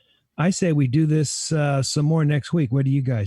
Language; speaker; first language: English; native; English